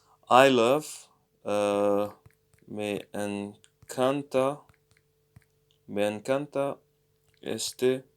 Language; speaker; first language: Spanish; non-native, learner; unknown